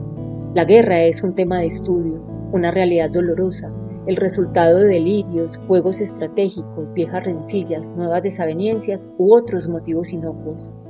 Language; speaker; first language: Spanish; native; Spanish